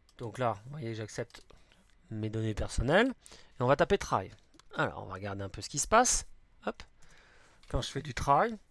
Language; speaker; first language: French; native; French